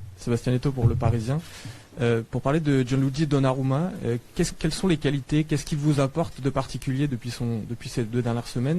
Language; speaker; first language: French; native; French